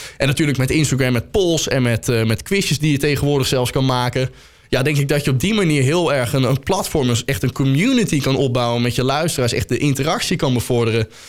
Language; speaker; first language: Dutch; native; Dutch